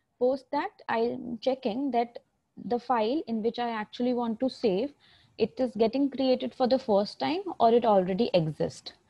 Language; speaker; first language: English; non-native, local second language; Hindi